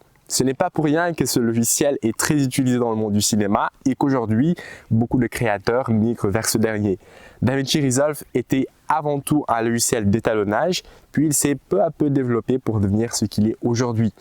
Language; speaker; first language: French; native; French